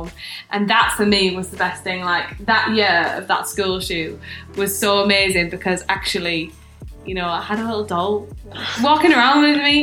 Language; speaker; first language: English; native; English